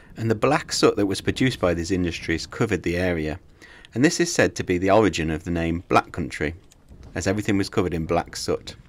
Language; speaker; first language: English; native; English